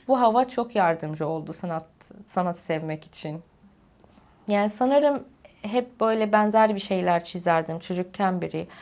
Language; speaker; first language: Turkish; non-native, fluent; Arabic